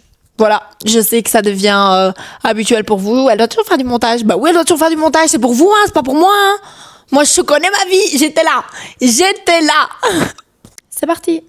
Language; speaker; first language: French; native; French